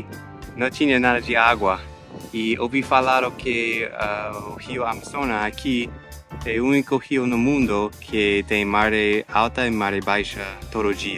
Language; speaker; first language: Portuguese; non-native, fluent; English